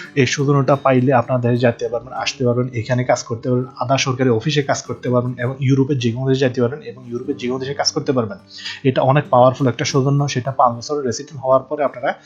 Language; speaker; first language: Bangla; native; Bangla